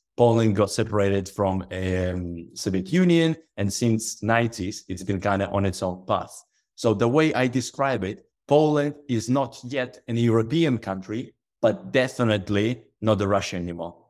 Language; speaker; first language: English; non-native, fluent; Russian